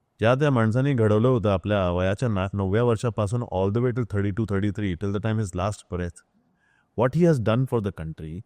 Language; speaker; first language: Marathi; non-native, local second language; Hindi